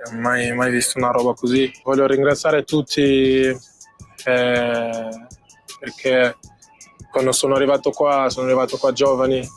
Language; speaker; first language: Italian; non-native, fluent; Portuguese